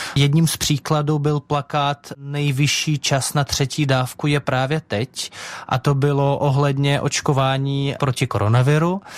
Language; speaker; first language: Czech; non-native, fluent; Russian